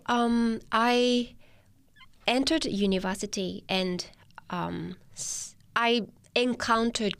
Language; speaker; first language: English; non-native, fluent; Japanese